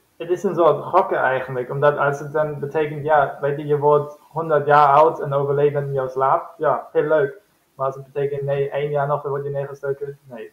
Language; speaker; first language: Dutch; non-native, fluent; German